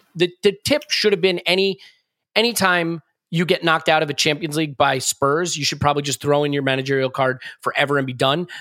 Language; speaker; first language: English; native; English